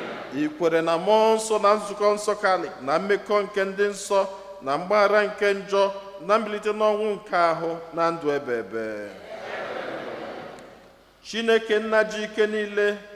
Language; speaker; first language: Igbo; native; Igbo